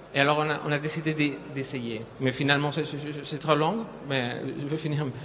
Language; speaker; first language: French; non-native, fluent; Spanish